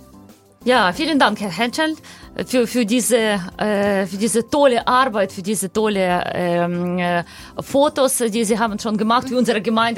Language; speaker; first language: German; non-native, learner; Ukrainian